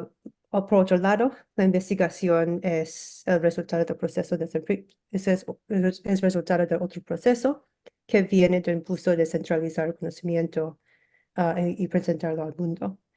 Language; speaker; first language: Spanish; early bilingual, heritage; English